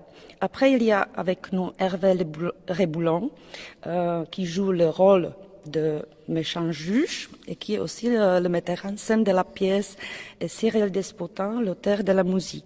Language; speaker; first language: French; non-native, fluent; Czech